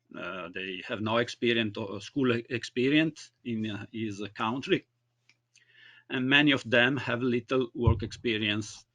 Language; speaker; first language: English; non-native, learner; Italian